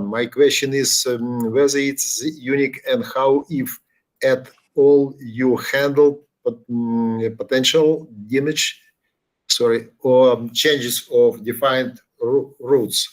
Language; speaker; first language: English; non-native, learner; Ukrainian